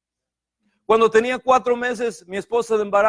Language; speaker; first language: Spanish; native; Spanish